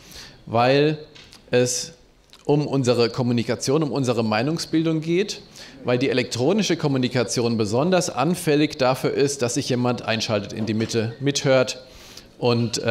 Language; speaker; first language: German; native; German